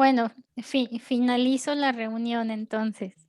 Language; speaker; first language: Spanish; native; Spanish